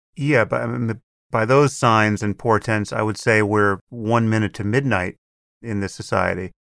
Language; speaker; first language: English; native; English